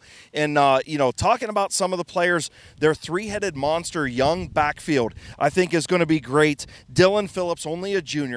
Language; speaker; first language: English; native; English